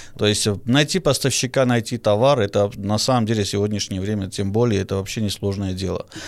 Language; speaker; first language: Russian; non-native, fluent; Armenian